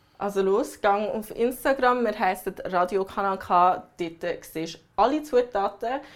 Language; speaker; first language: German; early bilingual, other home language; English